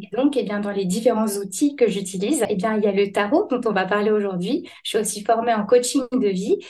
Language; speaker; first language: French; native; French